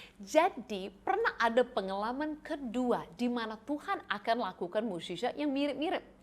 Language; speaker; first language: Indonesian; non-native, fluent; English